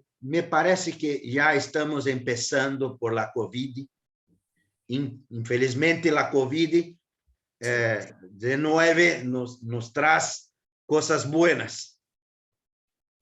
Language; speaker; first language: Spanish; non-native, learner; Portuguese